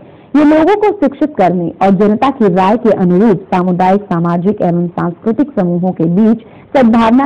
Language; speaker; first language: Hindi; native; Hindi